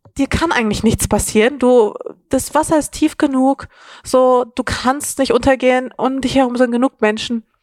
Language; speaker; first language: German; native; German